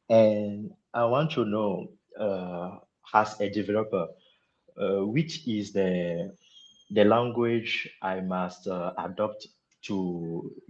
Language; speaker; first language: English; non-native, local second language; French